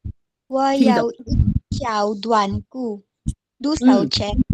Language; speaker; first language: Chinese; non-native, learner; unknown